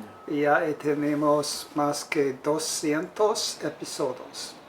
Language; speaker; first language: Spanish; non-native, fluent; English